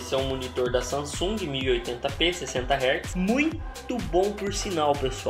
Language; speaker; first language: Portuguese; native; Portuguese